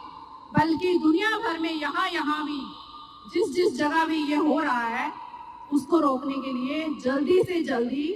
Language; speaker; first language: Hindi; native; Hindi